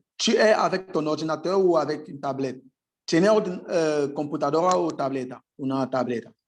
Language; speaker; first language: French; native; French